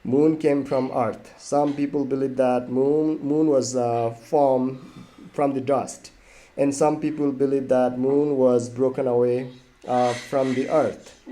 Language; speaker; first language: English; non-native, local second language; Nepali